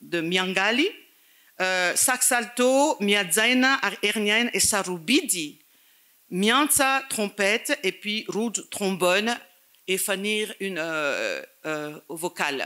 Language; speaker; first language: French; non-native, local second language; Malagasy